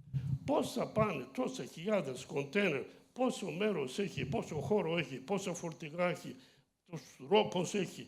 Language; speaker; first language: Greek; early bilingual, heritage; Greek